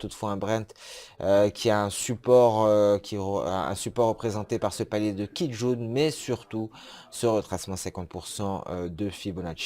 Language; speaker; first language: French; native; French